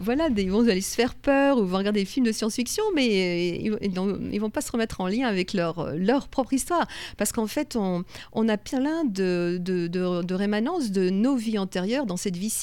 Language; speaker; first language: French; native; French